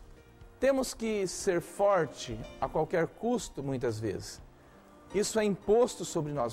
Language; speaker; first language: Portuguese; native; Portuguese